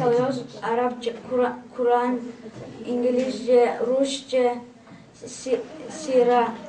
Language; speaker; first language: Turkish; non-native, learner; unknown